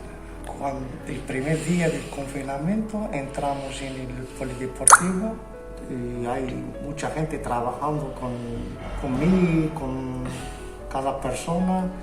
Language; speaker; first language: Spanish; non-native, learner; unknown